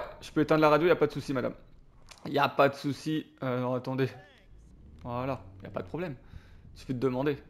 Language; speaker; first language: French; native; French